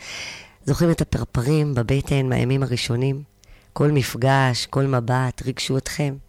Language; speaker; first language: Hebrew; native; Hebrew